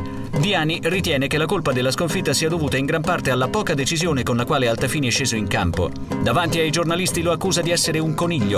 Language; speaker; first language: Italian; native; Italian